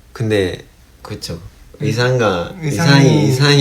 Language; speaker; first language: Korean; non-native, fluent; Japanese